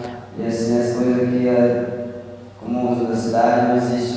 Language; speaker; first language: Portuguese; non-native, local second language; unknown